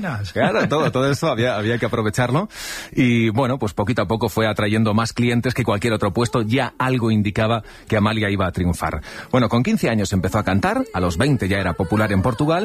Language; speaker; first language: Spanish; native; Spanish